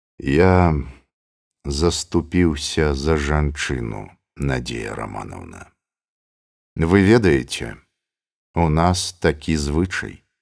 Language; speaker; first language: Belarusian; native; Belarusian